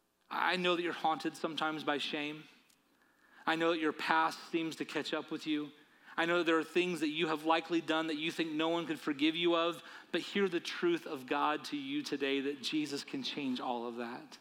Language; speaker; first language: English; native; English